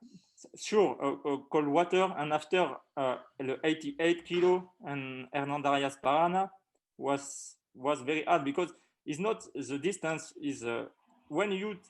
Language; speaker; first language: English; non-native, learner; French